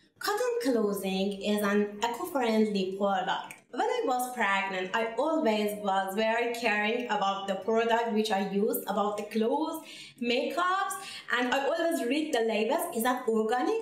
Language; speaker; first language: English; non-native, fluent; Persian